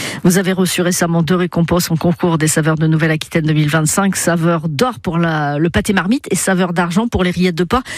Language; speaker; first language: French; native; French